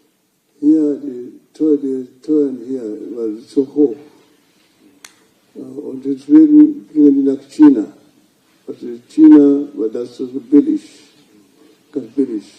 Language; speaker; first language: German; non-native, fluent; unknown